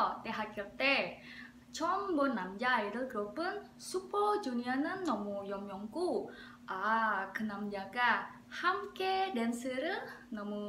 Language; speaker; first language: Korean; non-native, learner; Indonesian